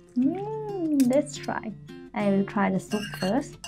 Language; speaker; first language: English; non-native, fluent; Thai